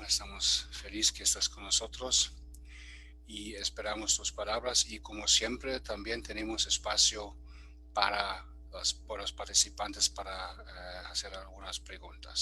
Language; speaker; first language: Spanish; non-native, fluent; German